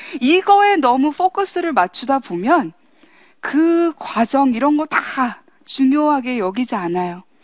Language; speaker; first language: Korean; early bilingual, heritage; English